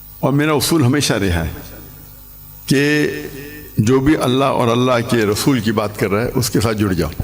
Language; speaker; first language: Urdu; non-native, local second language; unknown